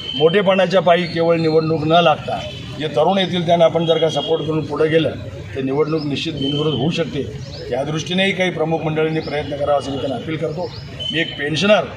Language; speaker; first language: Marathi; native; Marathi